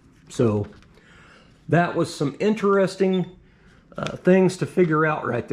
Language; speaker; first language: English; native; English